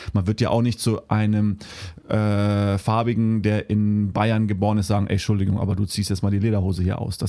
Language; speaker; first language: German; early bilingual, heritage; German